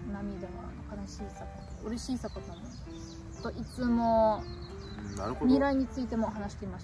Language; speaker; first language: Japanese; non-native, learner; German